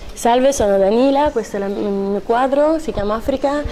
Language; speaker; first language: Italian; native; Italian